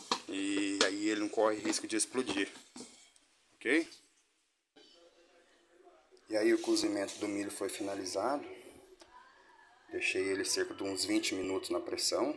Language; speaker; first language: Portuguese; native; Portuguese